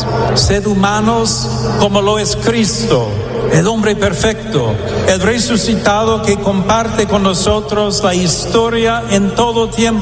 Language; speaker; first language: Spanish; non-native, fluent; English